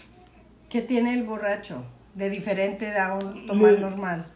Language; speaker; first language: Spanish; early bilingual, heritage; Spanish